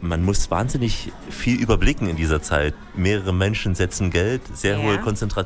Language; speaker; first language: German; native; German